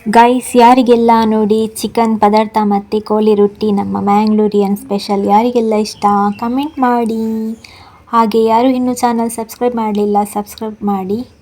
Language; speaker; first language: Kannada; non-native, local second language; Tulu